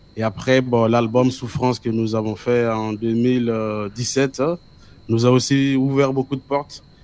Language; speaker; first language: French; non-native, local second language; Mossi